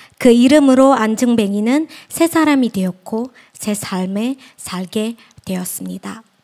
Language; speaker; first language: Korean; non-native, fluent; Indonesian